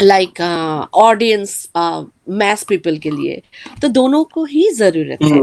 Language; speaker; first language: Hindi; non-native, learner; Bangla